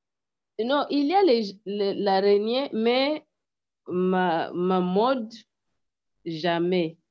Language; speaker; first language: French; non-native, learner; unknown